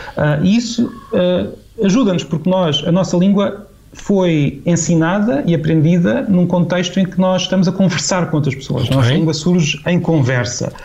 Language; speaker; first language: Portuguese; native; Portuguese